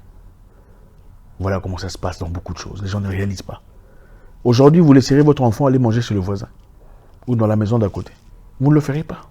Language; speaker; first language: French; native; French